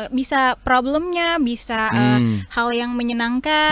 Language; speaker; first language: Indonesian; native; Indonesian